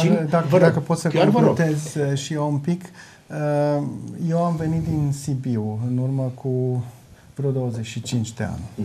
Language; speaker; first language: Romanian; non-native, local second language; German